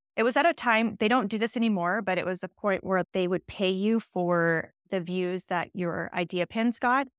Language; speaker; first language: English; native; English